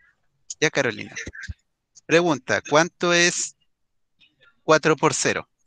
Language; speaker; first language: Spanish; native; Spanish